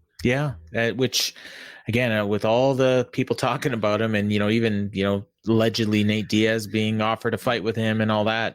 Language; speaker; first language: English; native; English